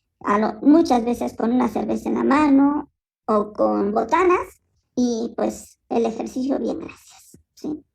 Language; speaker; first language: Spanish; native; Spanish